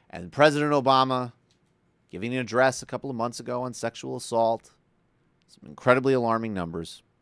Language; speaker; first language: English; native; English